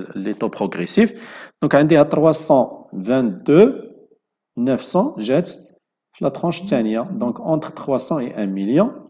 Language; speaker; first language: French; non-native, local second language; Arabic